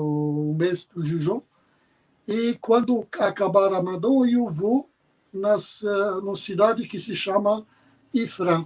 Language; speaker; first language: Portuguese; non-native, fluent; Arabic